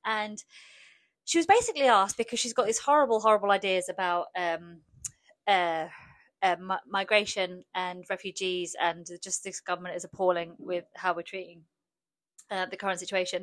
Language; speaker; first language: English; early bilingual, other home language; Polish